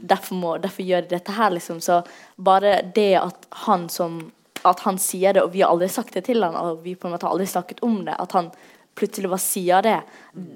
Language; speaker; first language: Norwegian; native; Norwegian